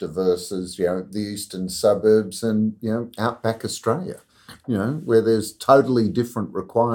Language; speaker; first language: English; native; English